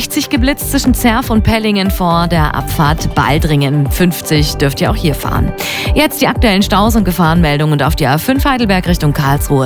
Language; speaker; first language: German; native; German